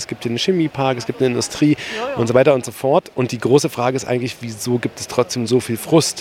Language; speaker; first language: German; native; German